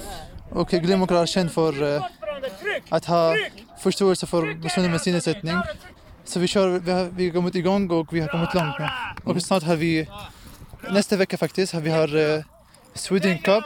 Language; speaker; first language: Swedish; non-native, fluent; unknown